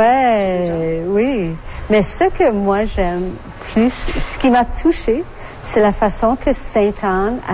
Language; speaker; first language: French; native; French